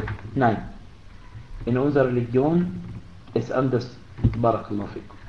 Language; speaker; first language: German; non-native, fluent; Arabic